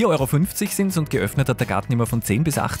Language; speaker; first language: German; native; German